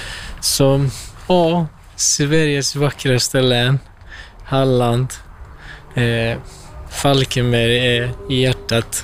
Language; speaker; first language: Swedish; non-native, fluent; Kurdish